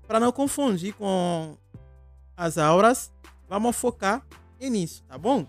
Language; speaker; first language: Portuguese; non-native, fluent; Haitian Creole